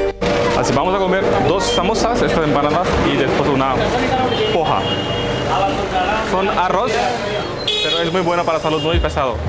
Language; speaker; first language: Spanish; non-native, fluent; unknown